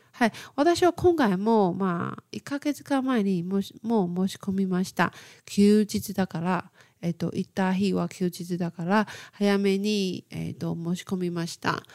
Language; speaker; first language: Japanese; non-native, fluent; Chinese